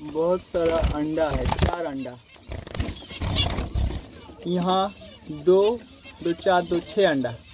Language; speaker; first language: Hindi; non-native, local second language; Bangla